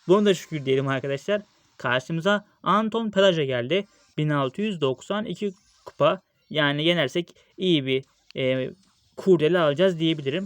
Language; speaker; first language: Turkish; native; Turkish